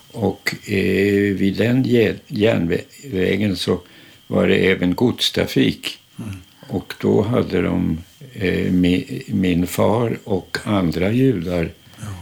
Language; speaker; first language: Swedish; early bilingual, other home language; German